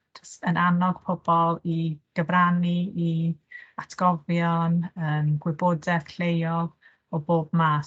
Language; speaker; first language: Welsh; native; Welsh